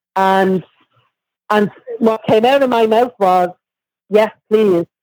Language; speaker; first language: English; native; English